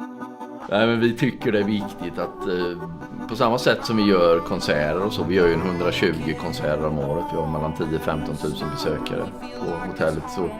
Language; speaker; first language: Swedish; native; Swedish